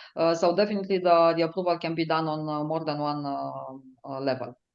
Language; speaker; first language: English; non-native, fluent; Romanian